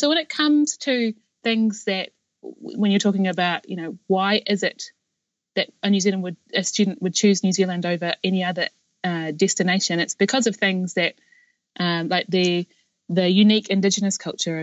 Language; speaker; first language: English; native; English